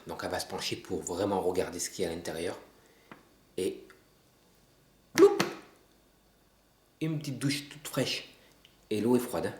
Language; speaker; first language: French; native; French